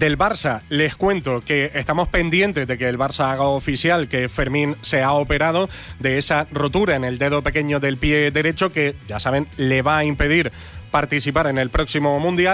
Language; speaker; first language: Spanish; native; Spanish